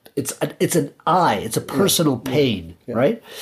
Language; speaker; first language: English; early bilingual, other home language; Spanish